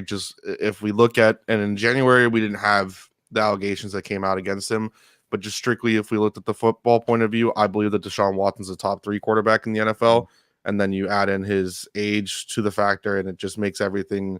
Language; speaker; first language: English; native; English